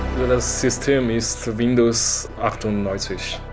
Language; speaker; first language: German; non-native, learner; Chinese